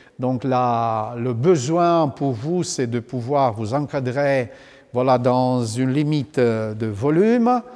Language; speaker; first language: French; non-native, fluent; Romanian